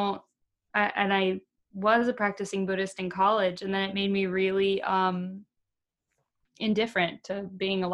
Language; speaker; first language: English; early bilingual, other home language; Portuguese